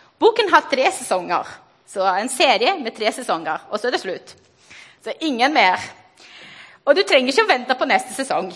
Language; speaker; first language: Norwegian; non-native, fluent; Portuguese